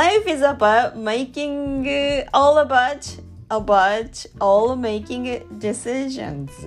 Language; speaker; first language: English; non-native, learner; Japanese